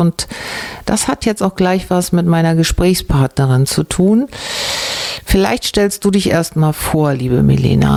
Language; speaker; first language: German; native; German